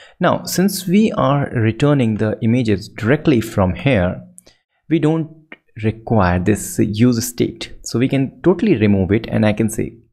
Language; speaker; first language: English; non-native, local second language; Hindi